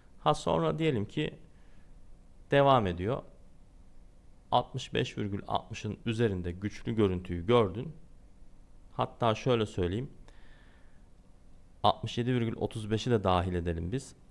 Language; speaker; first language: Turkish; native; Turkish